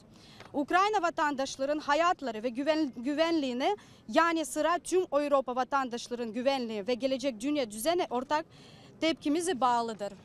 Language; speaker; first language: Turkish; non-native, fluent; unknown